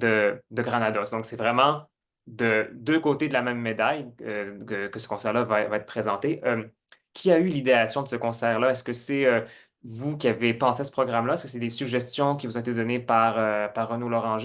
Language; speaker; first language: French; native; French